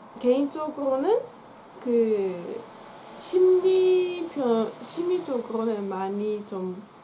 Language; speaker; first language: Korean; non-native, fluent; Dutch